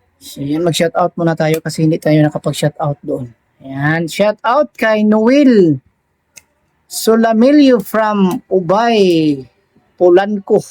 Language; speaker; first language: Filipino; non-native, local second language; Cebuano